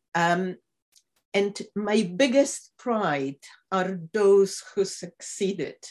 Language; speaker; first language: English; non-native, fluent; Polish